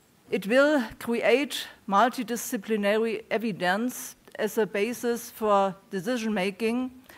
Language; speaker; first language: English; non-native, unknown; German